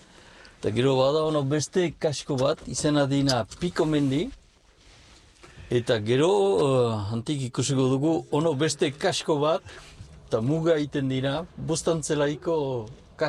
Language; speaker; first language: Basque; native; Basque